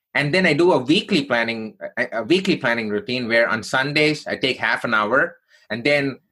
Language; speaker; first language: English; non-native, local second language; Tamil